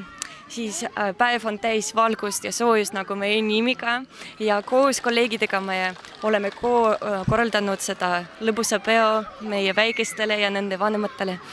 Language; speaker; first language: Estonian; non-native, local second language; Russian